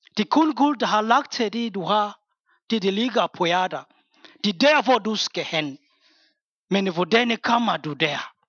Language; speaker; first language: Danish; non-native, fluent; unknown